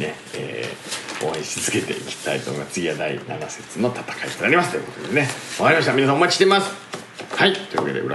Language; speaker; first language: Japanese; native; Japanese